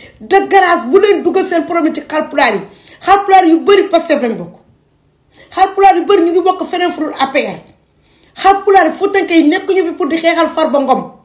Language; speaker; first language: Wolof; non-native, local second language; Fula